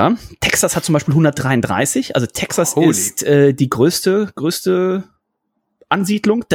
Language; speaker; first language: German; native; German